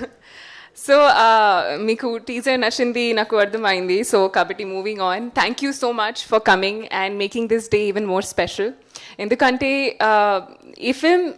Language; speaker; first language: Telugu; non-native, learner; Hindi